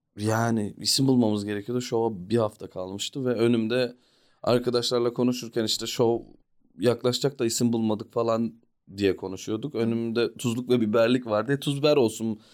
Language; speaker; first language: Turkish; early bilingual, heritage; Turkish